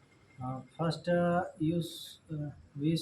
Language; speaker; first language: English; non-native, learner; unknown